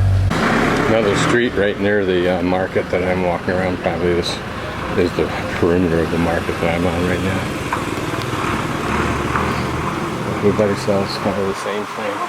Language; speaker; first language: English; native; English